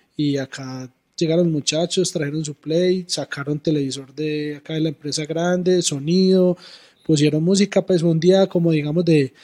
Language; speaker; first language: Spanish; native; Spanish